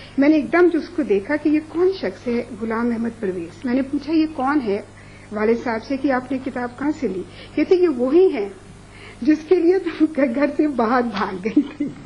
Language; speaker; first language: Urdu; non-native, local second language; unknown